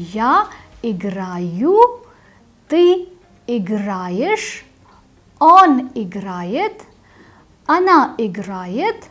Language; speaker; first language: Russian; non-native, fluent; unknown